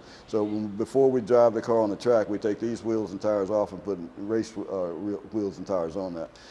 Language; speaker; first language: English; native; English